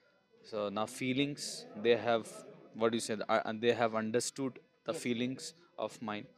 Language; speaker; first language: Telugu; non-native, local second language; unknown